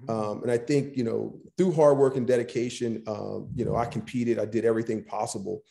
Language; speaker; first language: English; native; English